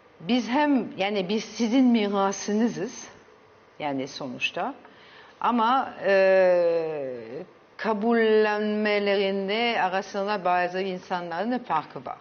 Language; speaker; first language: Turkish; early bilingual, heritage; Turkish